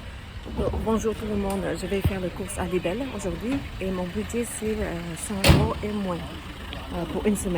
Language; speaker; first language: French; non-native, learner; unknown